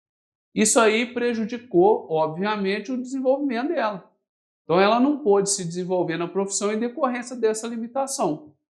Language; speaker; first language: Portuguese; native; Portuguese